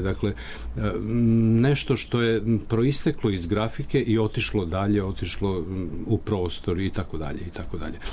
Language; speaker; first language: Serbian; native; Serbian